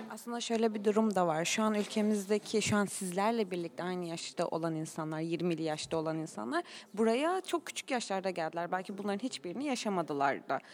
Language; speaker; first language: Turkish; native; Turkish